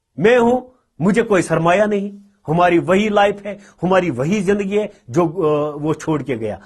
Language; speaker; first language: Urdu; non-native, local second language; Kashmiri